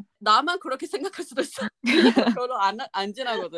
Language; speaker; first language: Korean; non-native, fluent; Chinese